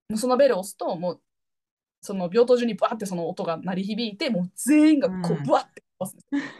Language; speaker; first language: Japanese; native; Japanese